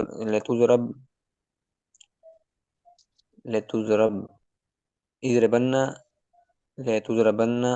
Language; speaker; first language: Arabic; non-native, learner; Urdu